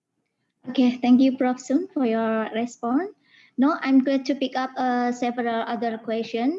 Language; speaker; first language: English; non-native, fluent; Indonesian